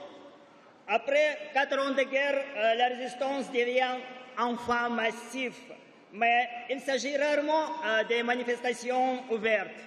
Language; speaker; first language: French; non-native, fluent; Russian